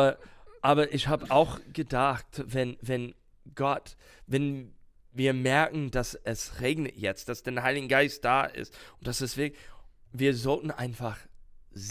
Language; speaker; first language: German; non-native, learner; English